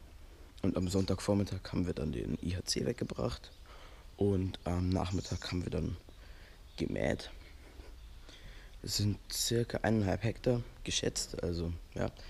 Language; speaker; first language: German; native; German